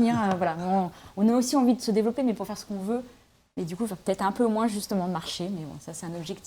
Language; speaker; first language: French; native; French